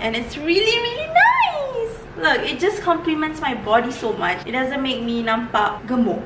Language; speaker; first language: English; non-native, local second language; Malay